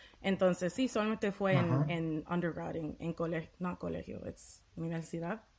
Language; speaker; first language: Spanish; early bilingual, heritage; Spanish